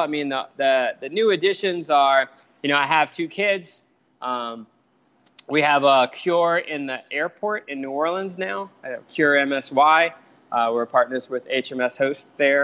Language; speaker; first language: English; native; English